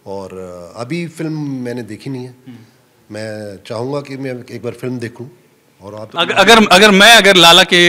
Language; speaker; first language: Hindi; native; Hindi